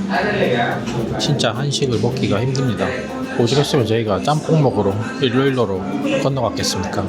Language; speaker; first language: Korean; native; Korean